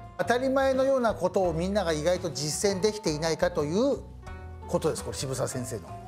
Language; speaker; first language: Japanese; native; Japanese